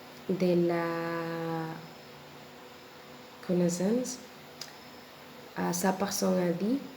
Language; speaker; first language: French; non-native, learner; Spanish